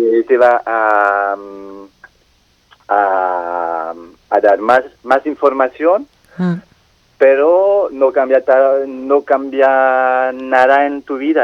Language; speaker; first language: Spanish; non-native, fluent; French